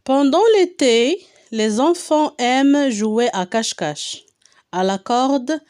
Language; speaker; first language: French; non-native, local second language; Arabic